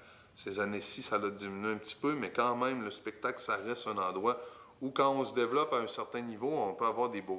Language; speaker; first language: French; native; French